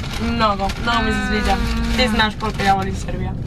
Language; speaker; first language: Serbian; non-native, learner; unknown